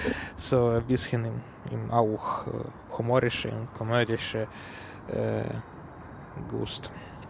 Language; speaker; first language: German; non-native, learner; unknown